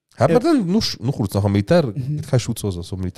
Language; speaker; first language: German; native; German